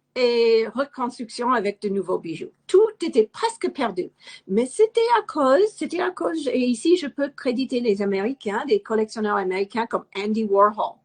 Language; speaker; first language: French; non-native, fluent; English